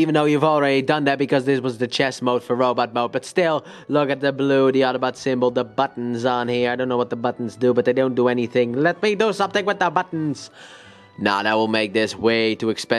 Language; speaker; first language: English; native; English